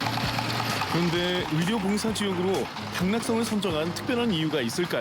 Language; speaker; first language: Korean; native; Korean